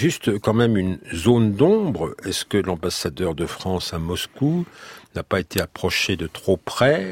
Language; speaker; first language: French; native; French